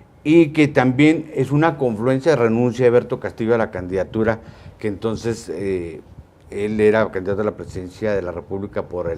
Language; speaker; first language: Spanish; native; Spanish